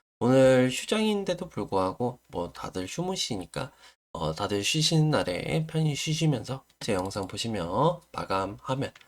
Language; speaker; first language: Korean; native; Korean